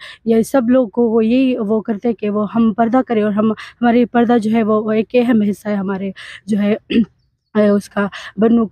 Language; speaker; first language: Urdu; non-native, local second language; Pashto